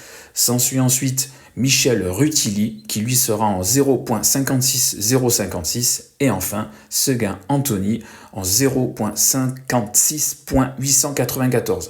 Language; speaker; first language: French; native; French